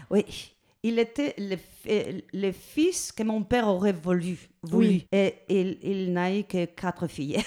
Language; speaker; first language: French; non-native, learner; Spanish